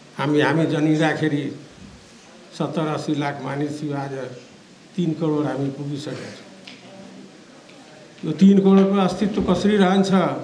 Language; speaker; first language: Nepali; non-native, local second language; Maithili